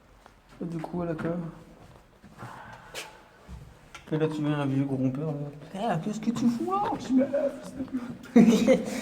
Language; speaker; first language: French; native; French